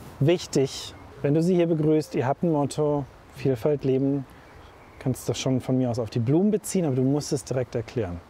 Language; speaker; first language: German; native; German